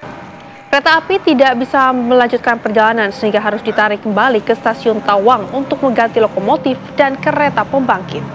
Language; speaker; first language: Indonesian; native; Indonesian